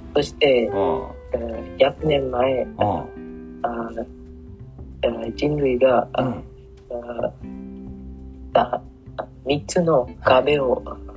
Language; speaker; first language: Japanese; non-native, learner; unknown